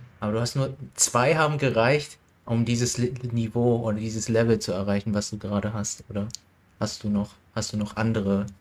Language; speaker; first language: German; non-native, learner; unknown